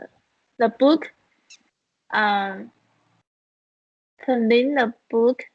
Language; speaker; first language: English; non-native, learner; Chinese